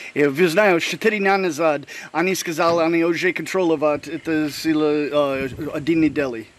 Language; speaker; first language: Russian; non-native, learner; English